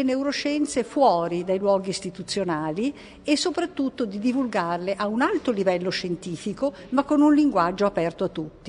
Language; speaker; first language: Italian; native; Italian